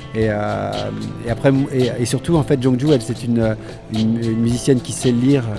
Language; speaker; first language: French; native; French